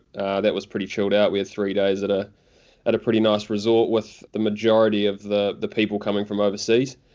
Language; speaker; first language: English; native; English